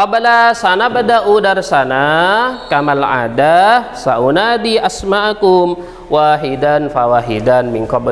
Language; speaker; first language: Arabic; non-native, fluent; Indonesian